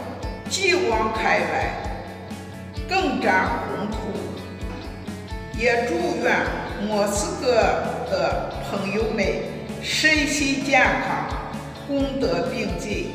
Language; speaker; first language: Chinese; native; Chinese